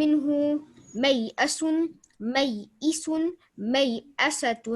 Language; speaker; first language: Arabic; non-native, learner; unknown